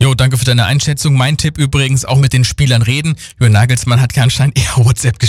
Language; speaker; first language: German; native; German